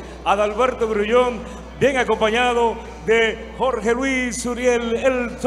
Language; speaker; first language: Spanish; native; Spanish